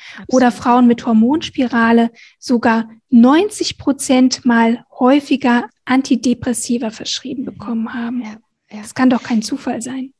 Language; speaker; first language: German; native; German